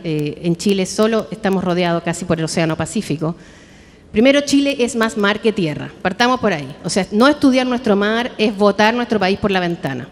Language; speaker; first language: Spanish; native; Spanish